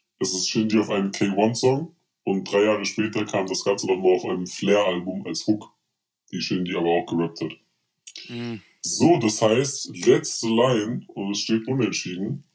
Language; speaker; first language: German; early bilingual, other home language; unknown